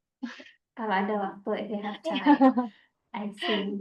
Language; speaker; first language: English; non-native, fluent; Indonesian